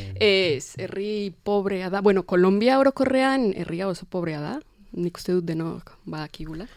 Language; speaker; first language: Basque; non-native, fluent; Spanish